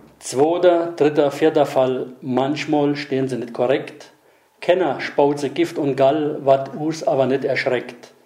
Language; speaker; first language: German; native; German